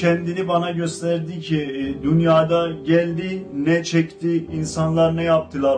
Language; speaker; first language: Turkish; non-native, fluent; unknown